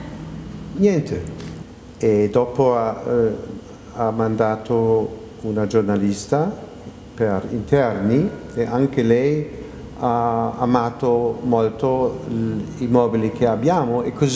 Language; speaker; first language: Italian; non-native, fluent; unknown